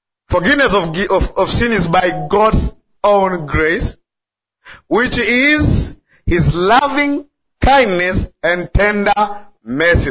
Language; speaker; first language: English; non-native, local second language; Swahili